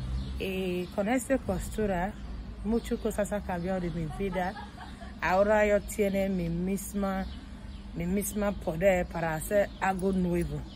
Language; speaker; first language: Spanish; non-native, learner; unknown